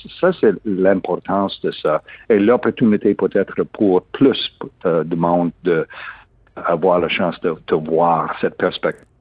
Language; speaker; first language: French; non-native, learner; English